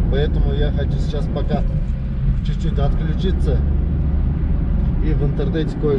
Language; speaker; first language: Russian; non-native, local second language; Kyrgyz